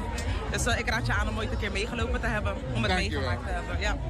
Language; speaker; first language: Dutch; native; Dutch